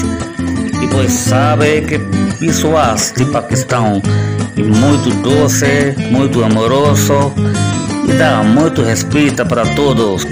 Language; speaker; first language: Portuguese; non-native, learner; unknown